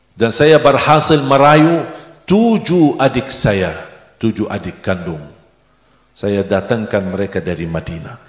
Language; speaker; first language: Indonesian; non-native, fluent; Arabic